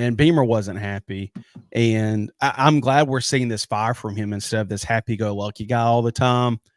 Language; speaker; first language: English; native; English